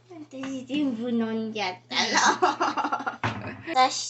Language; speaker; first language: Japanese; early bilingual, heritage; English